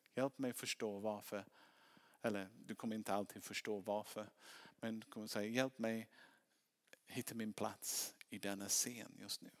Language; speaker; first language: Swedish; non-native, fluent; English